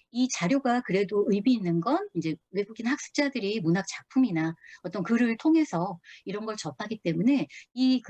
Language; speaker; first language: Korean; native; Korean